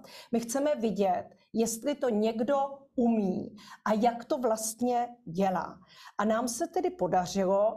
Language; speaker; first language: Czech; native; Czech